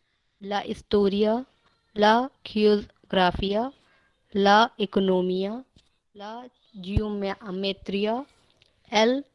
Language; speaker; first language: Spanish; non-native, learner; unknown